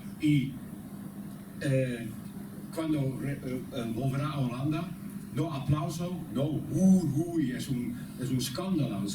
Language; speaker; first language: Spanish; non-native, learner; Dutch